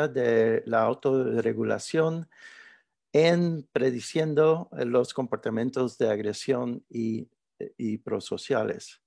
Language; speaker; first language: Spanish; early bilingual, heritage; Spanish